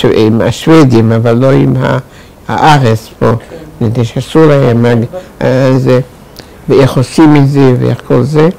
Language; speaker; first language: Hebrew; non-native, fluent; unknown